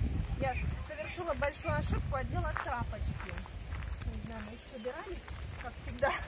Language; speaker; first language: Russian; native; Russian